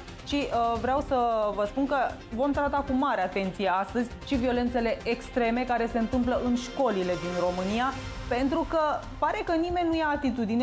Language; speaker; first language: Romanian; native; Romanian